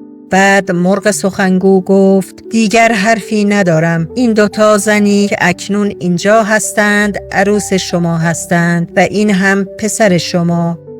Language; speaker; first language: Persian; native; Persian